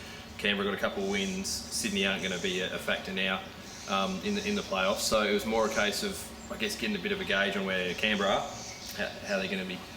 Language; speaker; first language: English; native; English